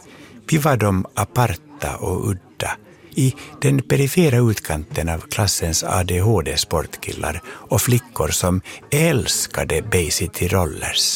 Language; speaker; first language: Swedish; native; Swedish